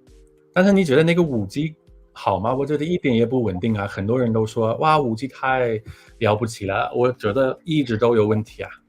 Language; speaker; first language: Chinese; non-native, fluent; English